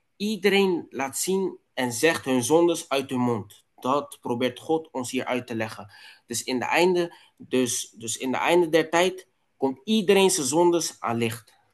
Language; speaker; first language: Dutch; non-native, local second language; Papiamento